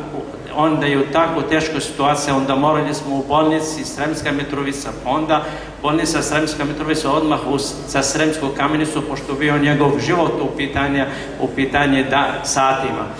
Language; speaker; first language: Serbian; non-native, fluent; Arabic